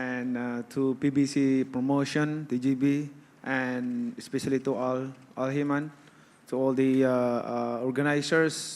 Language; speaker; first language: English; non-native, local second language; Cebuano